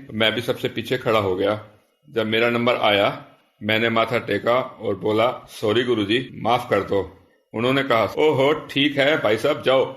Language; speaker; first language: Hindi; native; Hindi